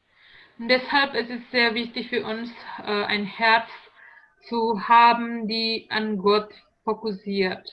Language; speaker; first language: German; non-native, learner; Indonesian